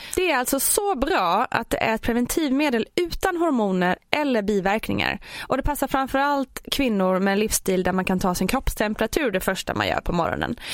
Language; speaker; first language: Swedish; native; Swedish